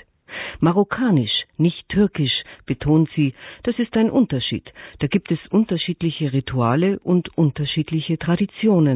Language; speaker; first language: German; native; German